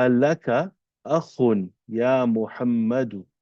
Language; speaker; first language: Arabic; non-native, fluent; English